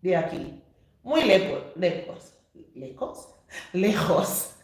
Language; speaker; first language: Spanish; non-native, fluent; English